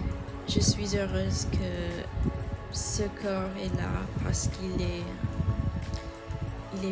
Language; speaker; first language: French; non-native, learner; English